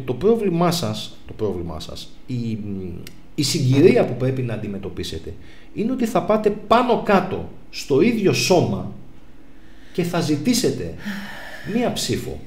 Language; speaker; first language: Greek; native; Greek